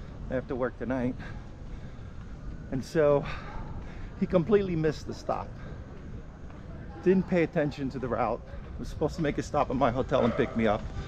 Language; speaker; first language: English; native; English